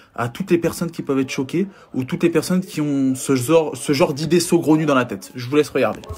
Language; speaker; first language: French; native; French